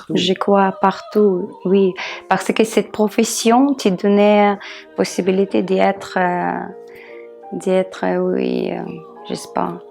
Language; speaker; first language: French; non-native, learner; Russian